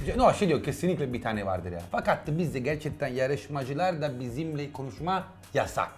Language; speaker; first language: Turkish; non-native, fluent; Italian